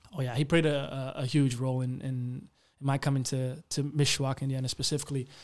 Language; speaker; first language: English; non-native, fluent; Portuguese